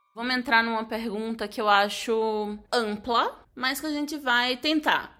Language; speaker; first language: Portuguese; native; Portuguese